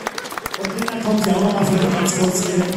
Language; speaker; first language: German; native; German